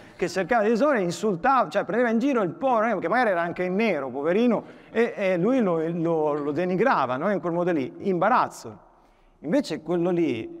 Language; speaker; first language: Italian; native; Italian